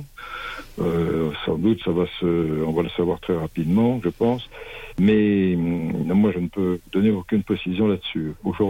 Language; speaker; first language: French; native; French